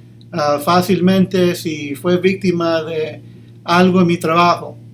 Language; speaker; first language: Spanish; early bilingual, heritage; English